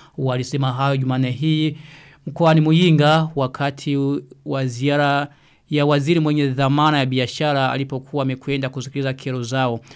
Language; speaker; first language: Swahili; non-native, local second language; Rundi